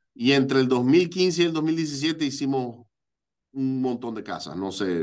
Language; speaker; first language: Spanish; native; Spanish